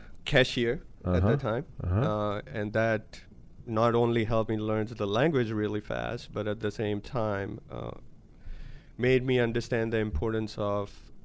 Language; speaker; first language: English; non-native, local second language; Gujarati